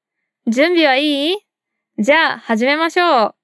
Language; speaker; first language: Japanese; non-native, fluent; Portuguese